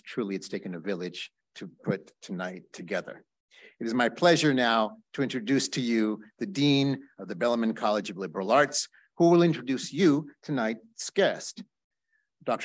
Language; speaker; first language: English; early bilingual, other home language; Spanish